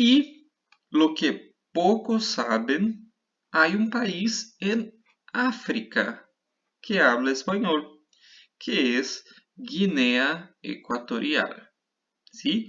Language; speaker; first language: Spanish; non-native, fluent; Portuguese